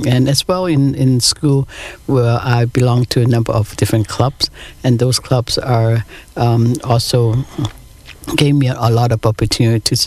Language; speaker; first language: English; non-native, local second language; Cantonese